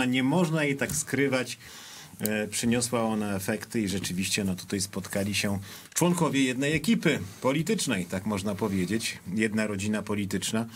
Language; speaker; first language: Polish; native; Polish